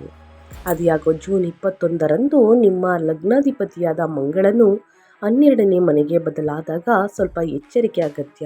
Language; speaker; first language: Kannada; native; Kannada